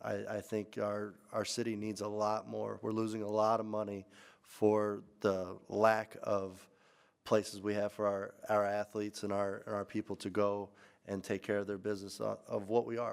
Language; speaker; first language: English; native; English